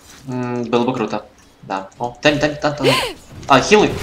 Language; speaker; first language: Russian; native; Russian